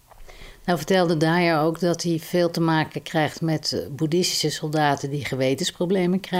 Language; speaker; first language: Dutch; native; Dutch